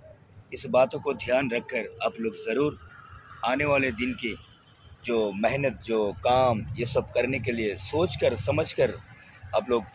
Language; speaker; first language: Hindi; non-native, local second language; Bangla